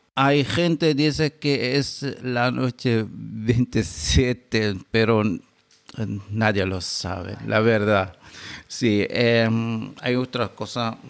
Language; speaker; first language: Spanish; non-native, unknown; Arabic